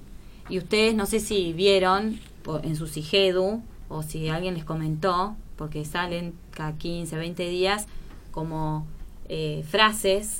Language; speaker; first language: Spanish; native; Spanish